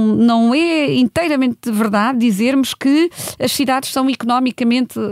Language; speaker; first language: Portuguese; non-native, fluent; German